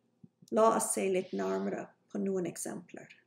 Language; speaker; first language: Norwegian; non-native, fluent; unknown